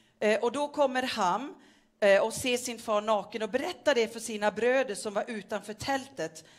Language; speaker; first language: Swedish; non-native, fluent; Norwegian